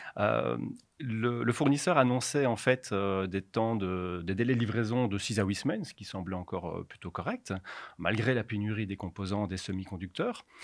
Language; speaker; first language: French; native; French